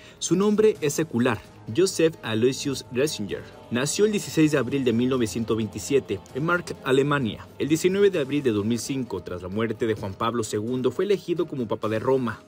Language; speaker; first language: Spanish; native; Spanish